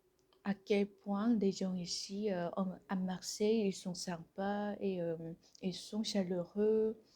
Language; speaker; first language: French; non-native, fluent; Korean